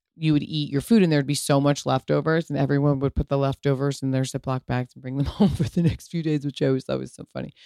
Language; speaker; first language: English; early bilingual, other home language; Italian